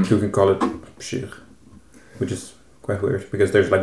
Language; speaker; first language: English; non-native, fluent; Norwegian